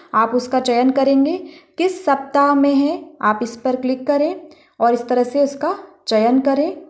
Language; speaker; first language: Hindi; native; Hindi